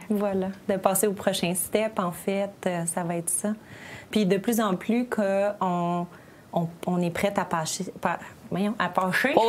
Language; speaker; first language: French; native; French